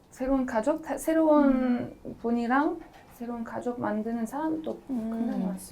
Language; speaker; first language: Korean; non-native, fluent; French